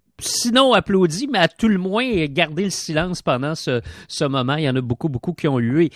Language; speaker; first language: French; native; French